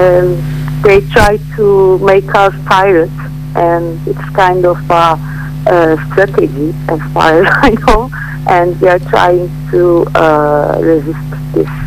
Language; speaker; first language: English; non-native, learner; Turkish